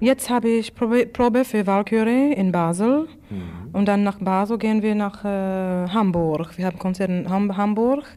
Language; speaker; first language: German; non-native, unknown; English